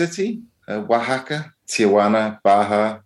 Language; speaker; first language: English; native; English